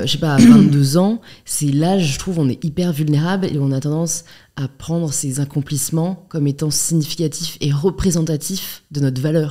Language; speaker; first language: French; native; French